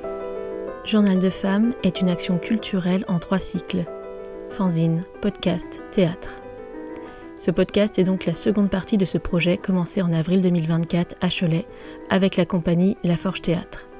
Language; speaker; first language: French; native; French